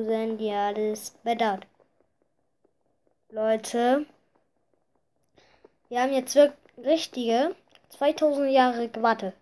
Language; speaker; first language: German; early bilingual, other home language; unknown